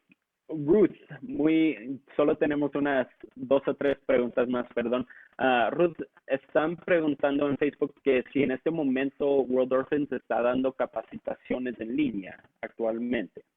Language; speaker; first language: Spanish; non-native, local second language; English